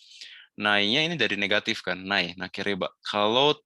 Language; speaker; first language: Indonesian; native; Indonesian